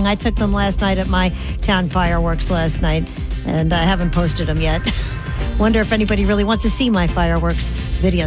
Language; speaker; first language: English; native; English